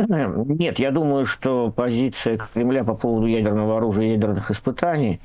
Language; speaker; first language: Russian; native; Russian